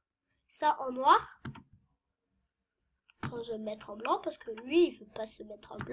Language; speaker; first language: French; native; French